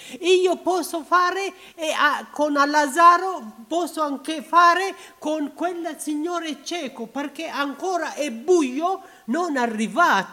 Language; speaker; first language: Italian; non-native, learner; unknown